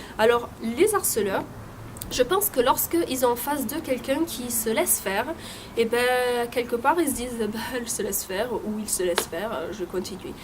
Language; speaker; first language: French; early bilingual, other home language; Italian